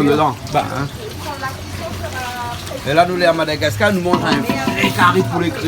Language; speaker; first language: French; native; French